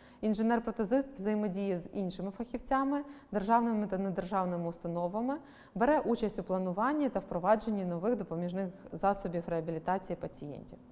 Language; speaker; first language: Ukrainian; native; Ukrainian